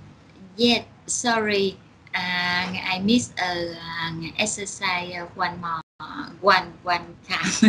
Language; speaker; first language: English; non-native, learner; Vietnamese